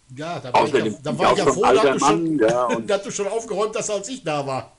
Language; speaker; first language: German; native; German